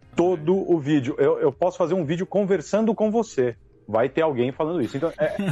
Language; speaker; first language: Portuguese; native; Portuguese